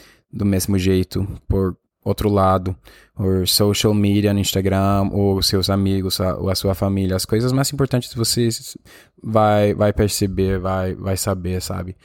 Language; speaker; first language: Portuguese; non-native, fluent; Spanish